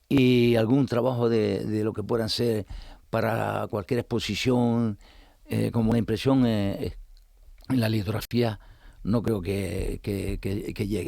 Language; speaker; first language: Spanish; native; Spanish